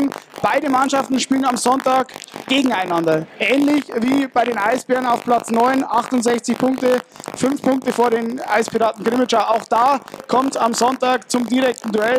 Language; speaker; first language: German; native; German